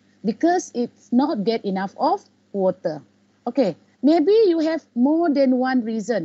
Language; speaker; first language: English; non-native, local second language; Malay